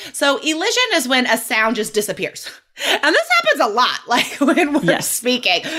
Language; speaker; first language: English; native; English